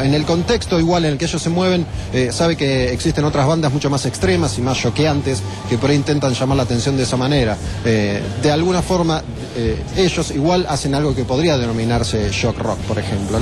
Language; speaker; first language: Spanish; native; Spanish